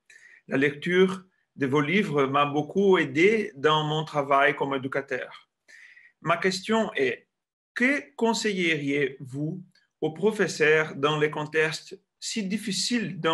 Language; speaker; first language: French; non-native, fluent; Portuguese